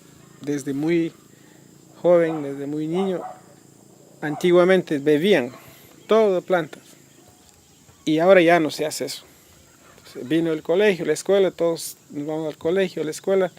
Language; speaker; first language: Spanish; non-native, local second language; Quechua